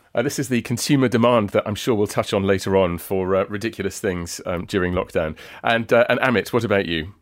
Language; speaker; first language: English; native; English